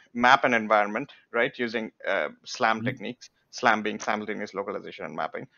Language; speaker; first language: English; non-native, local second language; Bangla